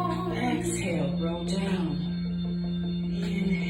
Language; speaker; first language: English; native; English